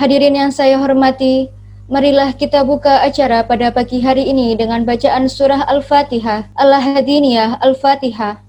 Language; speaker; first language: Malay; native; Malay